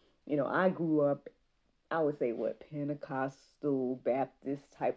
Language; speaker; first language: English; native; English